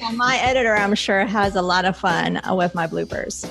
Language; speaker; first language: English; early bilingual, other home language; Spanish